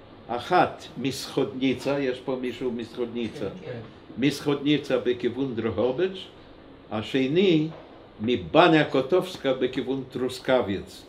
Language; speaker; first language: Hebrew; non-native, fluent; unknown